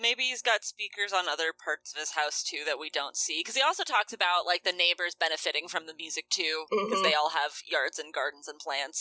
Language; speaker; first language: English; native; English